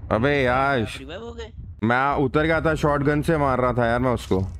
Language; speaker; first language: Hindi; native; Hindi